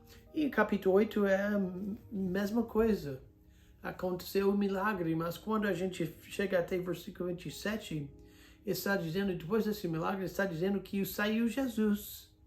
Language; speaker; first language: Portuguese; non-native, fluent; English